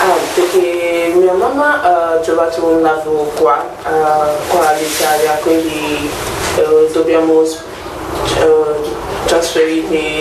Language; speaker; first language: Italian; non-native, learner; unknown